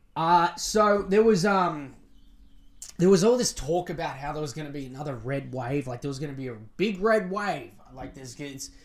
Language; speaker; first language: English; native; English